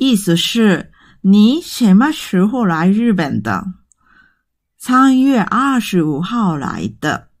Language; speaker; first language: Chinese; non-native, fluent; Japanese